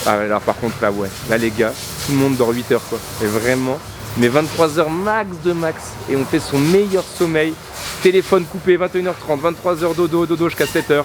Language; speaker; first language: French; native; French